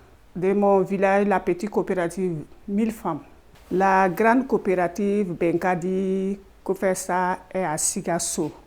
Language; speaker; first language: French; non-native, learner; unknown